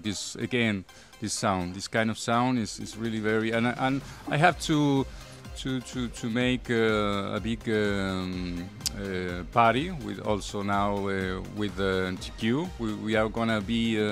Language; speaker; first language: English; non-native, learner; Spanish